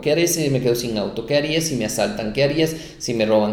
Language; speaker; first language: Spanish; native; Spanish